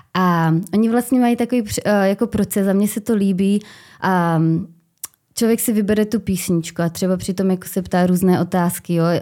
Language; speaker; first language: Czech; native; Czech